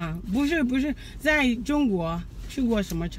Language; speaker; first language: Chinese; non-native, fluent; English